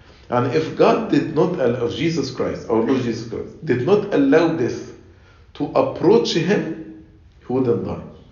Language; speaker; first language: English; non-native, fluent; Arabic